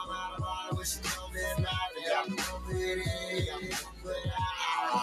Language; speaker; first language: English; native; English